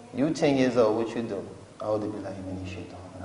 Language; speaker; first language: English; native; English